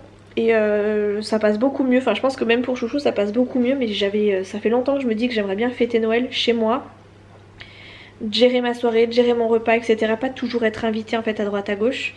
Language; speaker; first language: French; native; French